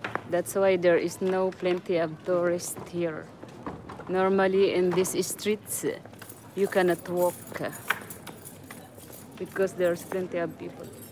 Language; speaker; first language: English; non-native, local second language; Filipino